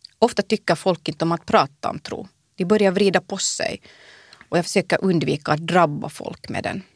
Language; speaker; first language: Swedish; native; Swedish